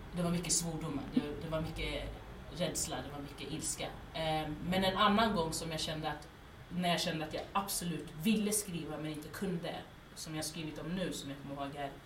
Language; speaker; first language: Swedish; early bilingual, other home language; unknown